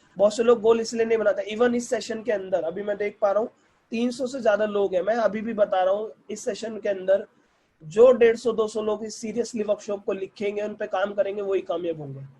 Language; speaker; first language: Hindi; native; Hindi